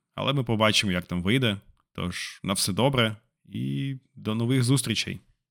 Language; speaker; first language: Ukrainian; non-native, local second language; Russian